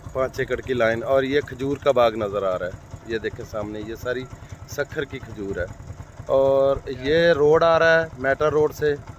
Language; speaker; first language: Urdu; non-native, local second language; Punjabi